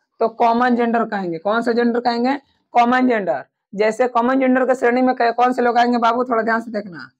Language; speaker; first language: Hindi; native; Hindi